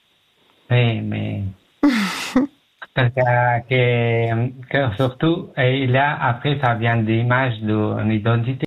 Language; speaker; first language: French; non-native, learner; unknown